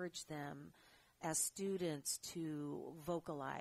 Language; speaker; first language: English; native; English